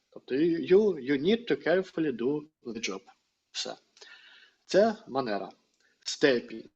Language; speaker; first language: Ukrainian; non-native, local second language; Russian